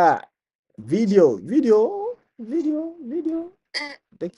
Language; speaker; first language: Japanese; non-native, learner; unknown